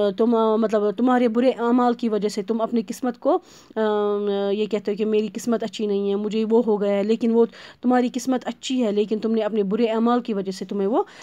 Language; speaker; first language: Urdu; non-native, local second language; Kashmiri